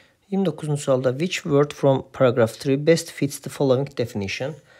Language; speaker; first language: English; non-native, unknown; Azerbaijani